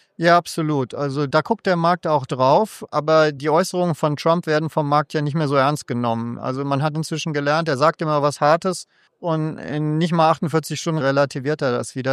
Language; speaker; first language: German; native; German